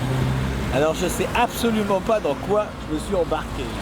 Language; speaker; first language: French; native; French